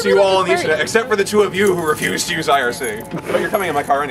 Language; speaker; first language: English; native; English